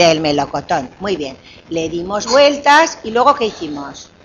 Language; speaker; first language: Spanish; native; Spanish